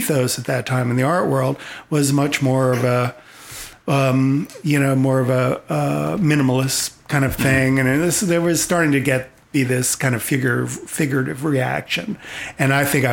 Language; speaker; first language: English; native; English